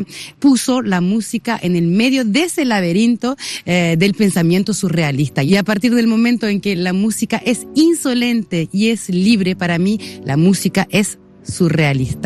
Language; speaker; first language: Spanish; native; Spanish